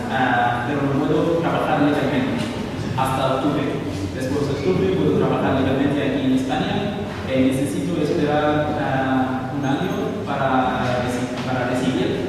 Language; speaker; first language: Spanish; non-native, learner; Arabic